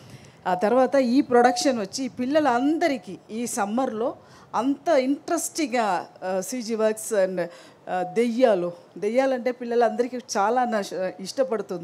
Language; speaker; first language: Telugu; non-native, learner; Tamil